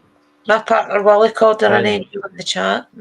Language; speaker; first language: English; native; English